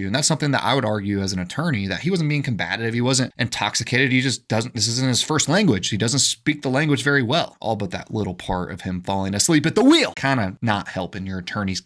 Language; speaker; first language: English; native; English